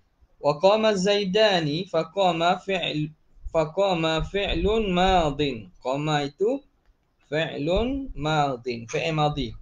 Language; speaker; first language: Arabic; non-native, fluent; Malay